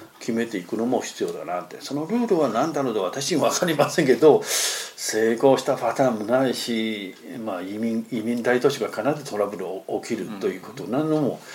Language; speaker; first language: Japanese; non-native, fluent; Chinese